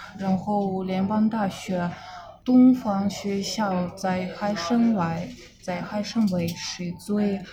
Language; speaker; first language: Chinese; non-native, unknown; Russian